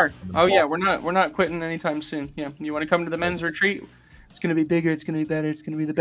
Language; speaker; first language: English; native; English